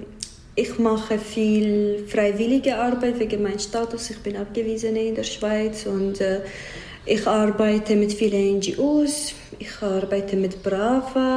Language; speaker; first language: German; non-native, fluent; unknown